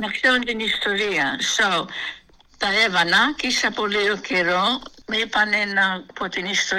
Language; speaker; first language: Greek; early bilingual, heritage; Greek